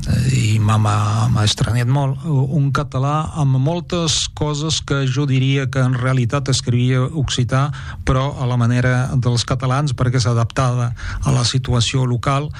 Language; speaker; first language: Catalan; non-native, fluent; French